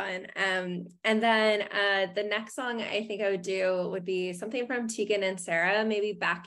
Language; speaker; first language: English; native; English